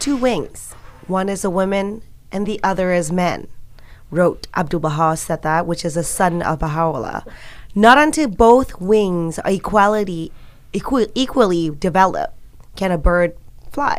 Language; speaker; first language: English; non-native, local second language; Malay